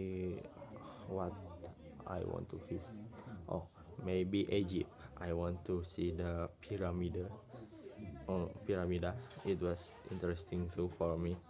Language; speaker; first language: English; non-native, learner; Indonesian